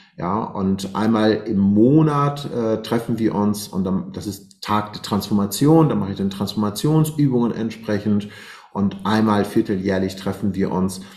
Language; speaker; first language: German; non-native, fluent; Persian